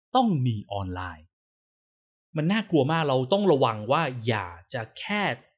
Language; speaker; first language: Thai; native; Thai